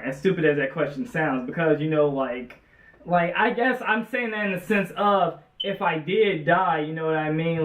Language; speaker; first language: English; native; English